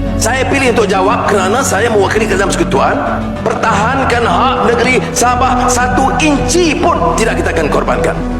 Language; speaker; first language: Malay; native; Malay